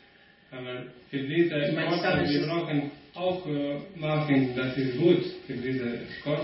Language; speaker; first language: German; non-native, learner; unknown